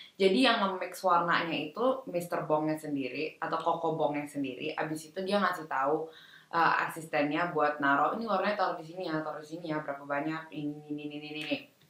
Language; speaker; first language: Indonesian; early bilingual, heritage; Indonesian